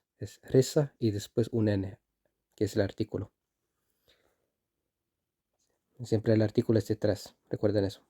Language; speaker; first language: Spanish; non-native, fluent; Icelandic